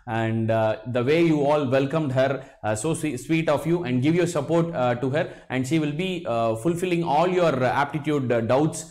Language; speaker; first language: English; non-native, local second language; Tamil